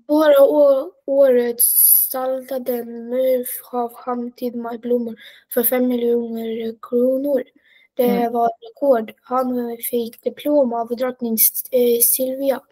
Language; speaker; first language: Swedish; non-native, learner; Russian